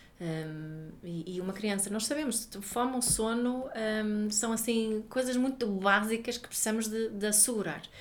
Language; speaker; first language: Portuguese; non-native, fluent; Swedish